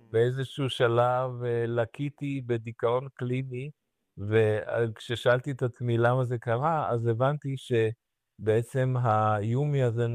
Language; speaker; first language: Hebrew; non-native, fluent; Romanian